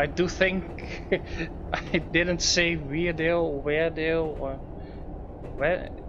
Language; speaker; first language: English; non-native, fluent; Dutch